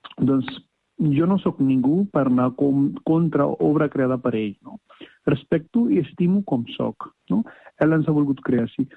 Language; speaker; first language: Catalan; non-native, fluent; Punjabi